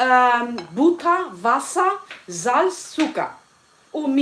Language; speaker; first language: German; non-native, learner; Kurdish